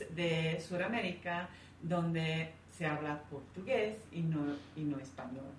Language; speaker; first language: Spanish; non-native, fluent; English